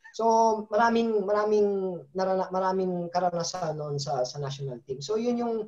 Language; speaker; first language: Filipino; native; Filipino